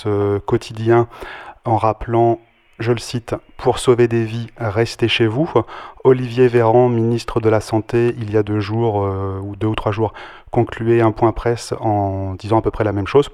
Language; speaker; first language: French; native; French